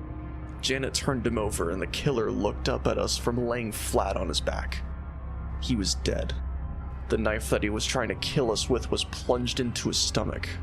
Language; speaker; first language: English; native; English